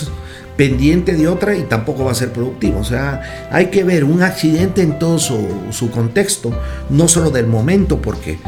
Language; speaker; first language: Spanish; native; Spanish